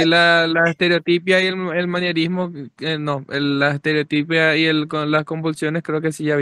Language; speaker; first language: Spanish; native; Spanish